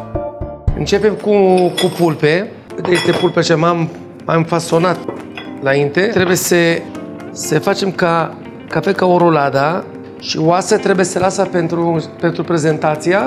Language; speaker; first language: Romanian; non-native, learner; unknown